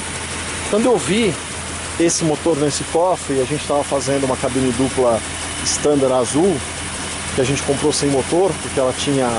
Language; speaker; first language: Portuguese; native; Portuguese